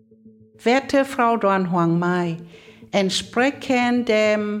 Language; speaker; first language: German; non-native, learner; Vietnamese